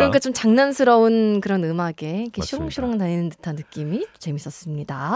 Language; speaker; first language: Korean; native; Korean